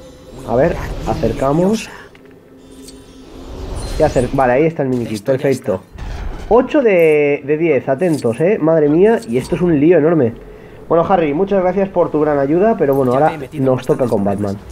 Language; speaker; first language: Spanish; native; Spanish